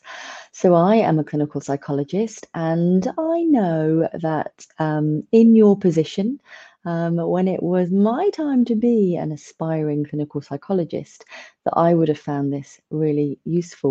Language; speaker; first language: English; native; English